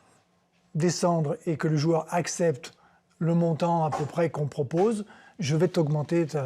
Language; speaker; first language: French; non-native, fluent; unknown